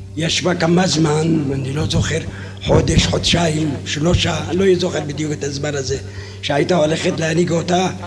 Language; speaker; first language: Hebrew; non-native, fluent; Arabic